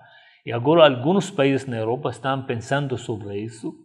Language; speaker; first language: Portuguese; non-native, fluent; Arabic